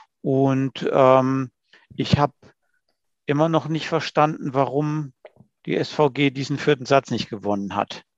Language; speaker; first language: German; native; German